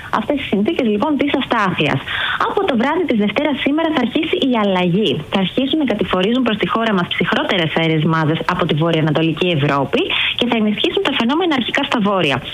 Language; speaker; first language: Greek; native; Greek